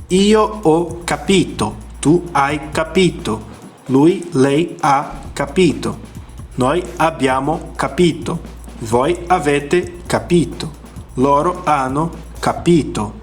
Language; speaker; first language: Italian; non-native, fluent; Portuguese